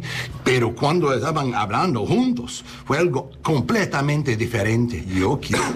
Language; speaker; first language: Spanish; non-native, learner; English